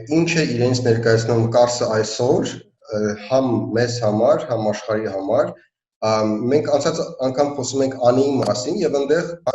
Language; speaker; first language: Armenian; native; Armenian